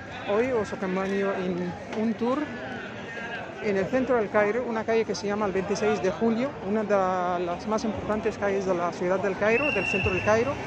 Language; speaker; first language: Spanish; non-native, fluent; Arabic